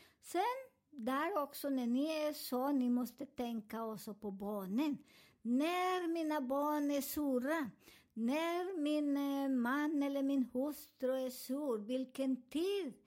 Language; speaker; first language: Swedish; non-native, fluent; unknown